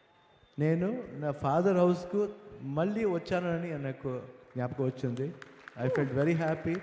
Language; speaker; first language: Telugu; non-native, learner; Kannada